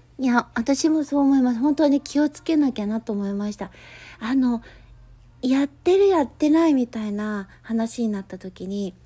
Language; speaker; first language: Japanese; native; Japanese